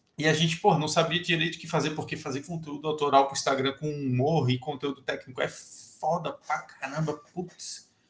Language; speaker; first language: Portuguese; native; Portuguese